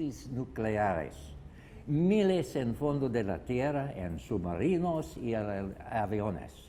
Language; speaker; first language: Spanish; non-native, learner; English